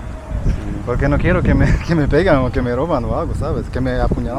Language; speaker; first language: Spanish; non-native, learner; Slovak